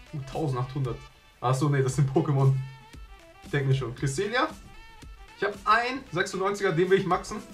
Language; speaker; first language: German; native; German